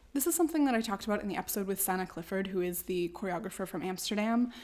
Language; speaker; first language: English; native; English